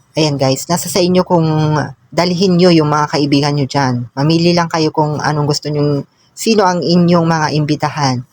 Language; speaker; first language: Filipino; non-native, local second language; Cebuano